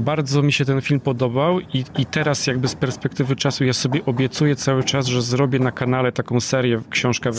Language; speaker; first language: Polish; native; Polish